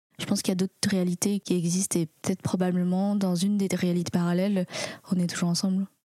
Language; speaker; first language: French; early bilingual, other home language; Chinese